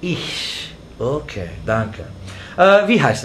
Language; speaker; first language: German; non-native, learner; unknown